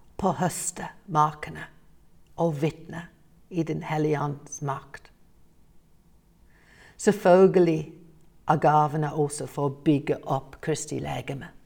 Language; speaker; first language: Norwegian; non-native, fluent; English